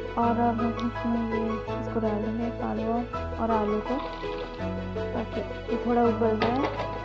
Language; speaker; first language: Hindi; non-native, local second language; Odia